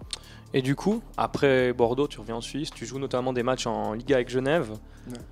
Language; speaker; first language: French; native; French